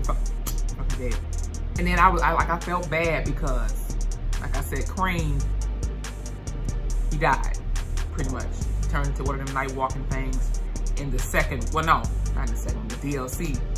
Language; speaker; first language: English; native; English